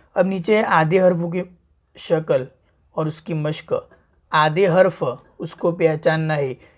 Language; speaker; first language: Hindi; native; Hindi